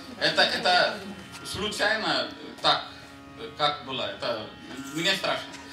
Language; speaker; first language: Russian; non-native, fluent; Hindi